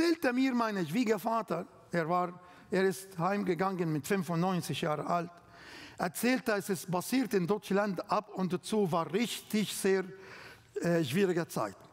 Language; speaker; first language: German; non-native, learner; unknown